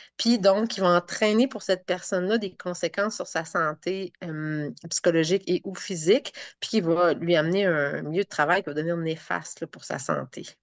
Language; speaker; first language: French; native; French